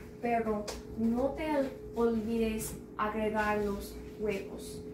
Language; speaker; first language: Spanish; non-native, learner; English